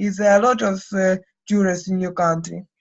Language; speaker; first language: English; non-native, learner; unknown